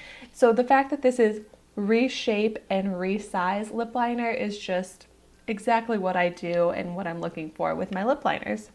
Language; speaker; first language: English; native; English